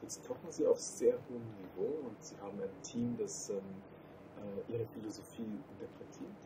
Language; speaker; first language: German; native; German